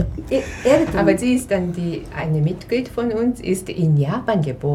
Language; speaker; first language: German; non-native, fluent; Japanese